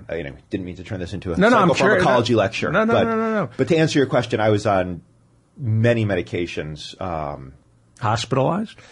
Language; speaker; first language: English; native; English